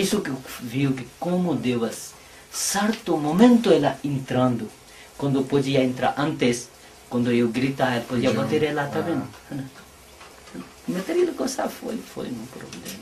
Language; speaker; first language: Portuguese; non-native, learner; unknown